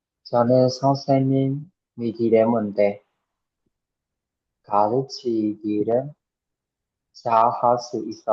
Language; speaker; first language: Korean; non-native, learner; Burmese